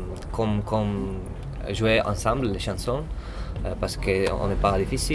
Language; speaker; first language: French; non-native, learner; Italian